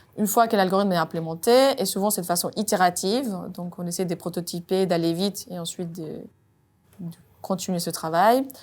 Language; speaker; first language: French; non-native, fluent; Spanish